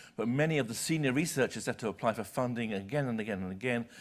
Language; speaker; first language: English; native; English